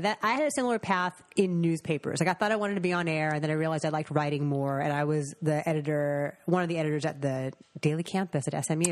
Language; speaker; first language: English; native; English